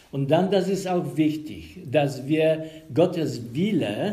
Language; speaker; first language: German; non-native, learner; Polish